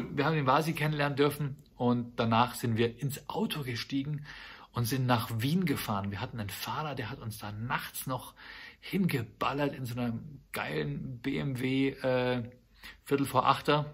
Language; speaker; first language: German; native; German